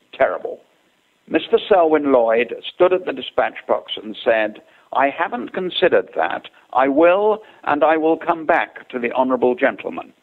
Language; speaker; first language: English; native; English